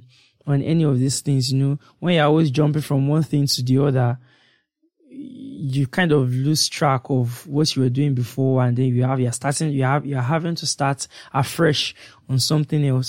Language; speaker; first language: English; non-native, local second language; Yoruba